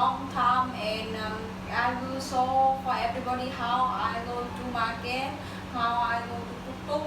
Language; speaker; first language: English; non-native, learner; Vietnamese